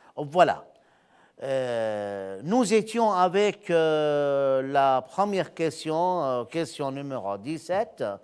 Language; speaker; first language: French; non-native, fluent; Arabic